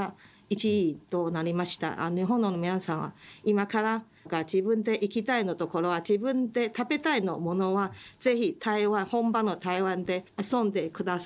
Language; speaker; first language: Japanese; non-native, fluent; Chinese